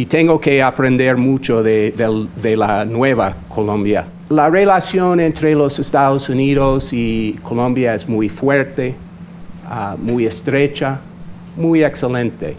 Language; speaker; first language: Spanish; non-native, fluent; English